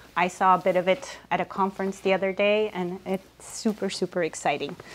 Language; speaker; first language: English; early bilingual, other home language; Armenian